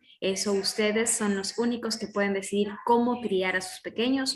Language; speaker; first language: Spanish; native; Spanish